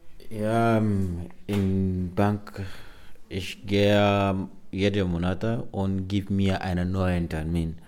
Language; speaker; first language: German; non-native, learner; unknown